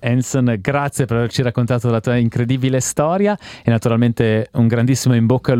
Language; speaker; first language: Italian; native; Italian